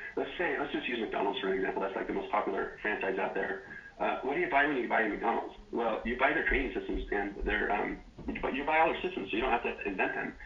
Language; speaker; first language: English; native; English